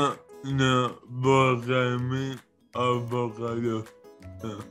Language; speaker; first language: Spanish; non-native, learner; English